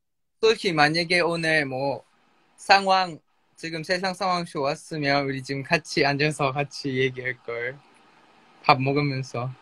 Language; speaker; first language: Korean; non-native, fluent; Thai